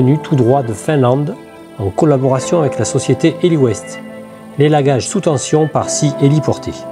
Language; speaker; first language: French; native; French